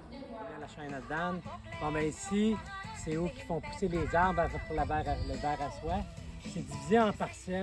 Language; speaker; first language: French; native; French